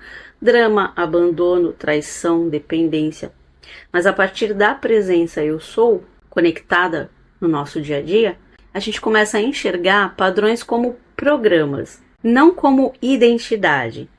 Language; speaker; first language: Portuguese; native; Portuguese